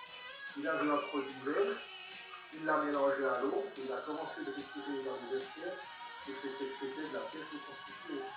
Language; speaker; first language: French; native; French